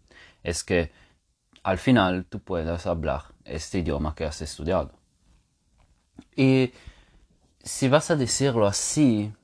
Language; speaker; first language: Spanish; non-native, fluent; Italian